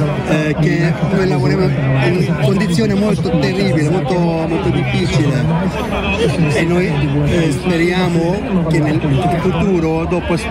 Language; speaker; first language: Italian; non-native, learner; Hungarian